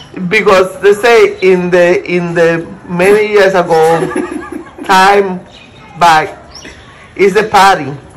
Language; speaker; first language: English; non-native, learner; Spanish